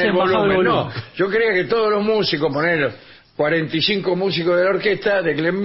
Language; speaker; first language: Spanish; native; Spanish